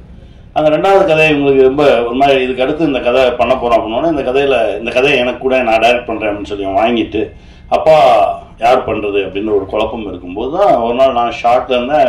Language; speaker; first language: Tamil; native; Tamil